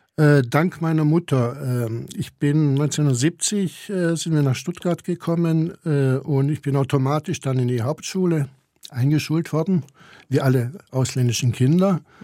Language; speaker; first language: German; early bilingual, other home language; Croatian